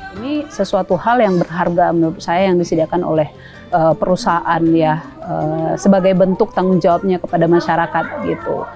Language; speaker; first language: Indonesian; native; Indonesian